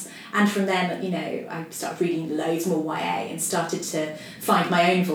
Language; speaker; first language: English; native; English